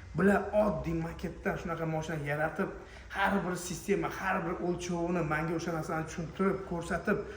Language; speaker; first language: Uzbek; native; Uzbek